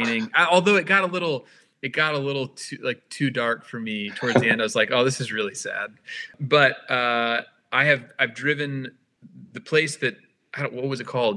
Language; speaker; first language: English; native; English